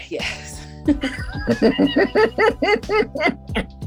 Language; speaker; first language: English; native; English